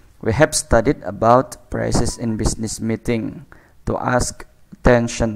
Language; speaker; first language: English; non-native, fluent; Indonesian